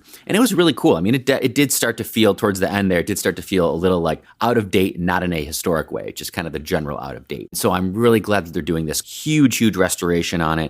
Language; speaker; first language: English; native; English